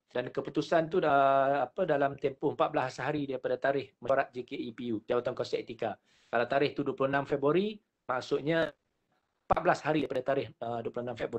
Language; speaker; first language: Malay; native; Malay